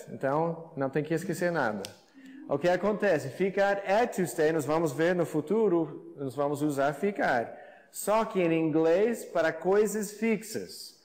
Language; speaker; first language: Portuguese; non-native, fluent; English